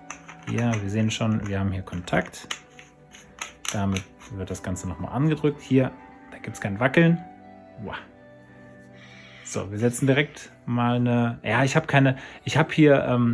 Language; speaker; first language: German; native; German